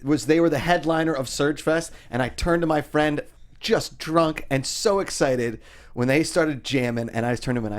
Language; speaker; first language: English; native; English